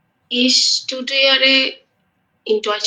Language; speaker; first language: German; non-native, learner; Bangla